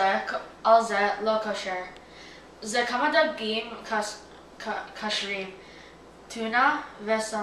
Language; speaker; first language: Hebrew; non-native, learner; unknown